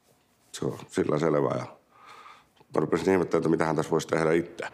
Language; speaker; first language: Finnish; native; Finnish